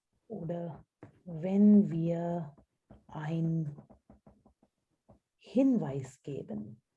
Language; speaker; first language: German; non-native, fluent; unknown